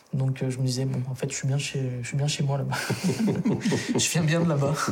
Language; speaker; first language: French; native; French